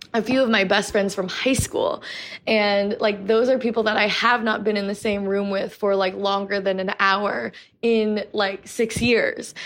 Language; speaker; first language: English; native; English